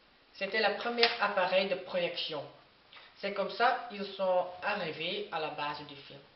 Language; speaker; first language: French; non-native, learner; Dutch